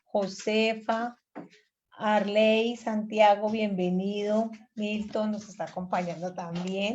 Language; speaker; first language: Spanish; native; Spanish